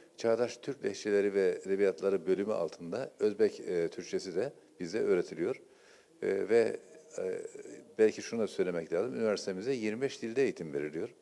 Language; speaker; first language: Turkish; native; Turkish